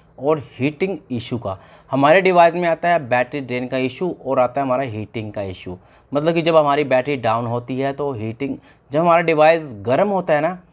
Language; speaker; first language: Hindi; native; Hindi